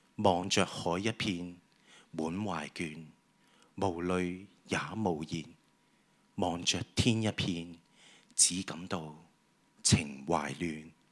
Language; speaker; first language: Cantonese; native; Cantonese